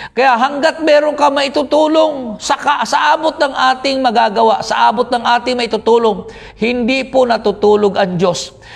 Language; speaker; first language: Filipino; native; Filipino